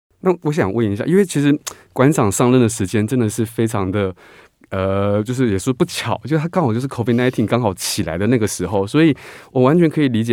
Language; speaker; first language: Chinese; native; Chinese